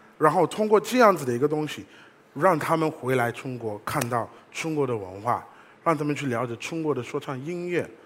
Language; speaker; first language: Chinese; non-native, fluent; English